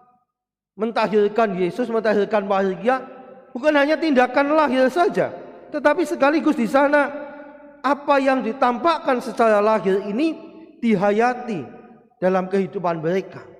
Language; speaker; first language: Indonesian; non-native, local second language; Javanese